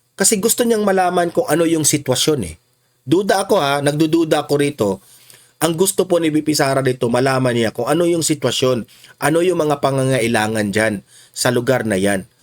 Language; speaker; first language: Filipino; non-native, local second language; Cebuano